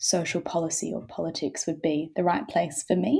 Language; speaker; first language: English; native; English